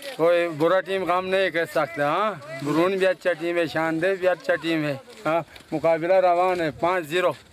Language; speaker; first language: Urdu; non-native, local second language; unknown